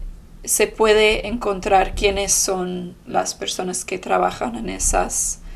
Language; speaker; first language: Spanish; non-native, fluent; English